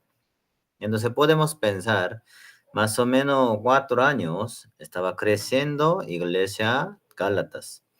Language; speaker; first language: Spanish; non-native, learner; Korean